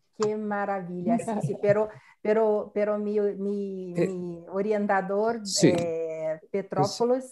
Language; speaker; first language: Spanish; non-native, learner; Portuguese